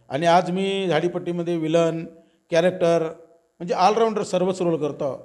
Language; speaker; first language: Marathi; native; Marathi